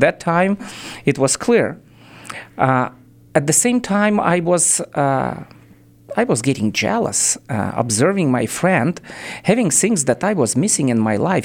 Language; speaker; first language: English; non-native, fluent; Ukrainian